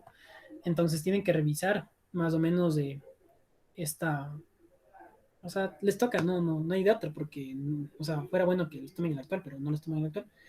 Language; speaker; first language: Spanish; native; Spanish